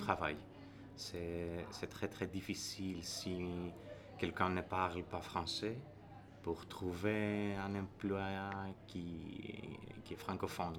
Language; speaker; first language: French; non-native, learner; Greek